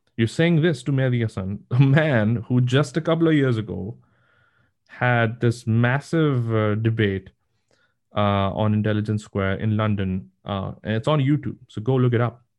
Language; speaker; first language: English; non-native, local second language; Urdu